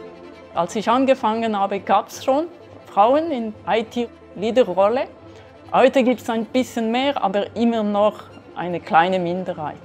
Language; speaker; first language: German; non-native, local second language; French